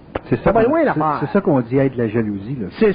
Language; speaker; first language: French; native; French